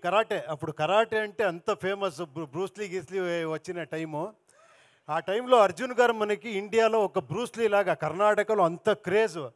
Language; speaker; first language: Telugu; non-native, local second language; Kannada